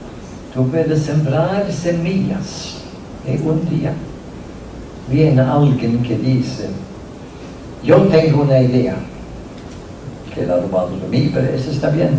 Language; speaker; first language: Spanish; non-native, fluent; Norwegian